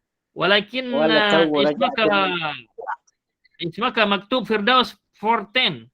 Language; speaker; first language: Arabic; non-native, fluent; Malay